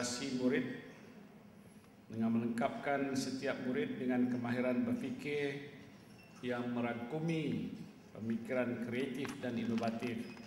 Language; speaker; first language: Malay; native; Malay